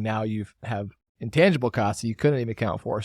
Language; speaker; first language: English; native; English